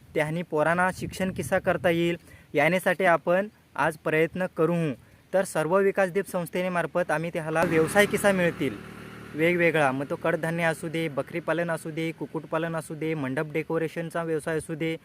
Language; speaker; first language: Marathi; non-native, local second language; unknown